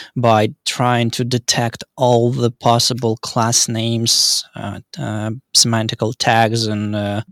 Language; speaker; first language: English; non-native, fluent; Russian